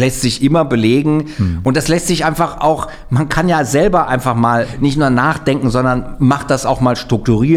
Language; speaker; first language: German; native; German